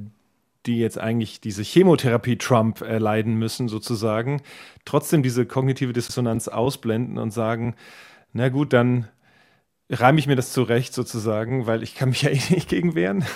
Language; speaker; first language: German; native; German